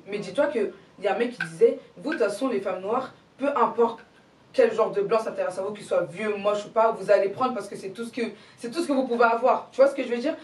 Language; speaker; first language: French; native; French